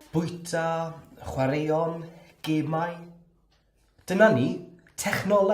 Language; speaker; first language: Welsh; non-native, learner; English